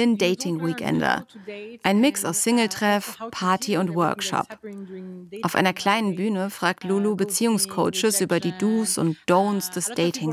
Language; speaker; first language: German; native; German